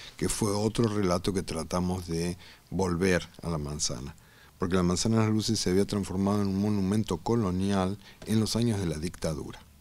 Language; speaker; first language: Spanish; native; Spanish